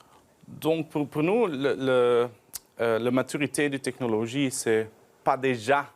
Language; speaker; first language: French; non-native, learner; Dutch